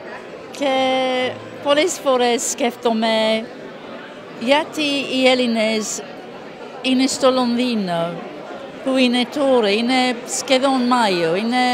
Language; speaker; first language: Greek; non-native, learner; English